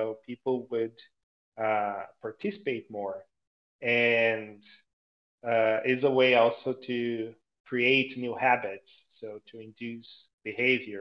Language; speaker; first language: English; non-native, fluent; Portuguese